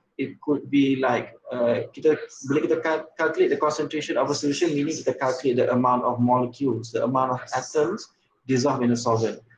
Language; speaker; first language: English; non-native, local second language; Malay